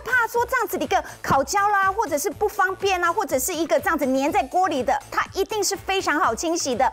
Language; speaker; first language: Chinese; native; Chinese